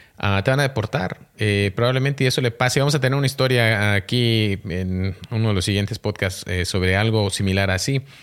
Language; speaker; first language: Spanish; native; Spanish